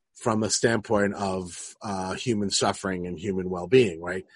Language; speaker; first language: English; native; English